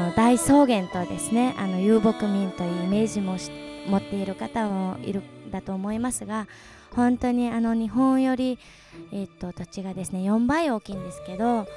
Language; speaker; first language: Japanese; early bilingual, other home language; Mongolian